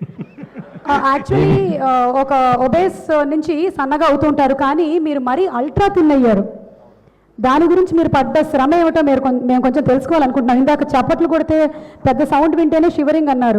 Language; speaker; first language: Telugu; native; Telugu